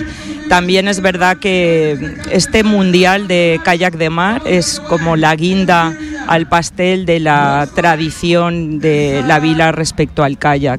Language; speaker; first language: Spanish; native; Spanish